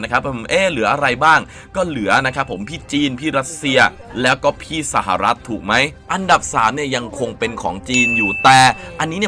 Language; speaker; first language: Thai; native; Thai